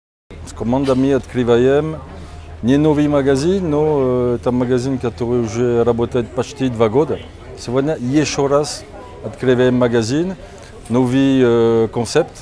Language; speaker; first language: Russian; non-native, learner; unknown